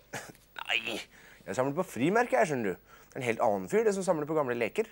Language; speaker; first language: Norwegian; native; Norwegian